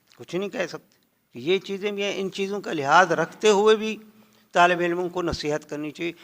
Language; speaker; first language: Urdu; native; Urdu